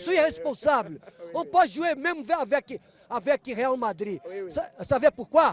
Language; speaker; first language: French; non-native, fluent; Portuguese